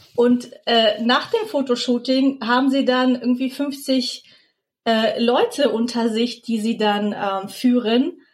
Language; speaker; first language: German; early bilingual, other home language; Russian